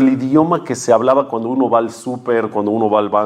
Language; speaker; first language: Spanish; native; Spanish